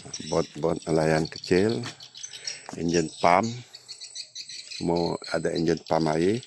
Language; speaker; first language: Malay; native; Malay